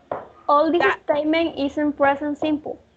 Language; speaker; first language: English; non-native, learner; Spanish